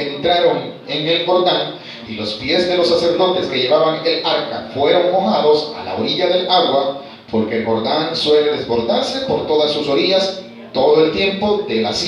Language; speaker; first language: Spanish; native; Spanish